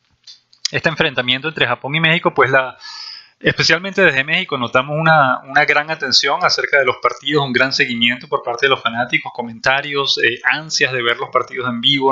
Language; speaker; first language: Spanish; native; Spanish